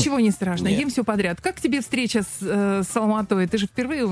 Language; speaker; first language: Russian; native; Russian